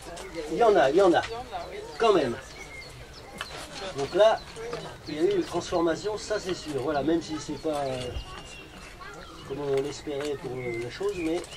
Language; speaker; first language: French; native; French